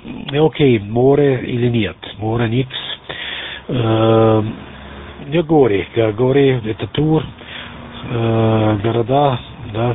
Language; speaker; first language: Russian; non-native, learner; German